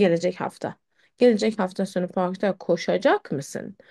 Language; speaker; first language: Turkish; non-native, fluent; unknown